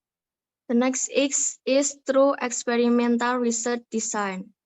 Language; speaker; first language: English; non-native, learner; Indonesian